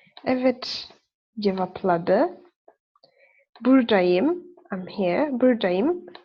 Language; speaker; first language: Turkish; non-native, learner; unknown